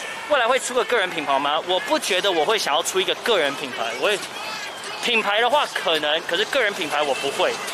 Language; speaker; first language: Chinese; early bilingual, heritage; Chinese